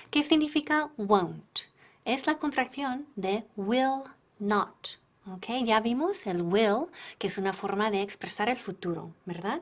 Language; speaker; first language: Spanish; non-native, fluent; English